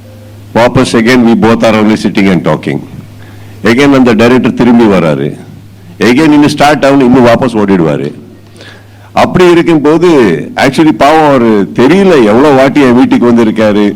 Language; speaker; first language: Tamil; non-native, fluent; Kannada